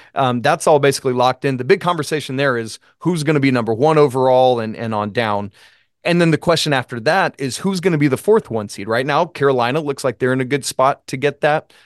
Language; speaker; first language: English; native; English